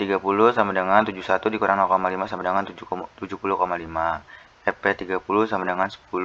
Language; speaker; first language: Indonesian; native; Indonesian